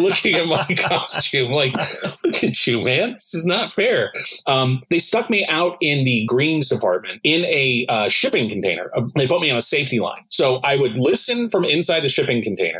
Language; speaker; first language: English; native; English